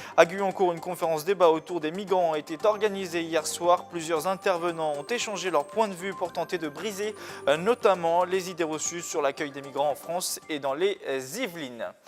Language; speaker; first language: French; native; French